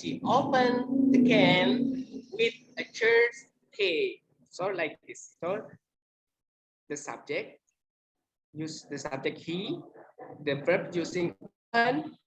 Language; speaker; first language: English; non-native, learner; Indonesian